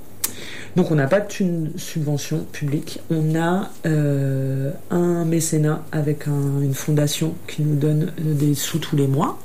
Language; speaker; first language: French; native; French